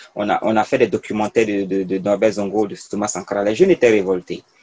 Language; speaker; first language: French; non-native, local second language; Mossi